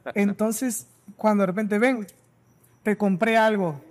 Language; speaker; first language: Spanish; native; Spanish